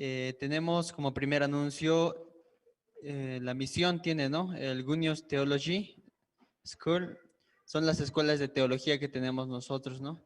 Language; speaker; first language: Spanish; native; Spanish